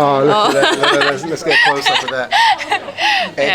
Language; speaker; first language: English; native; English